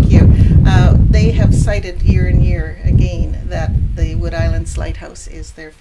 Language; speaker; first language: English; native; English